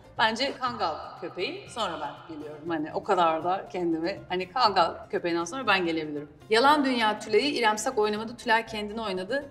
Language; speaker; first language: Turkish; native; Turkish